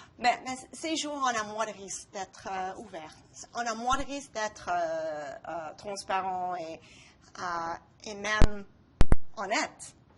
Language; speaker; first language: French; non-native, local second language; English